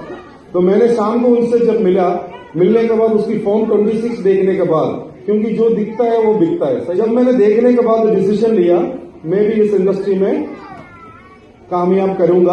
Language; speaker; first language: Hindi; non-native, local second language; Malayalam